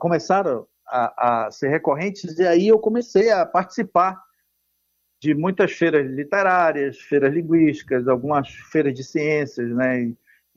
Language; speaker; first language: Portuguese; native; Portuguese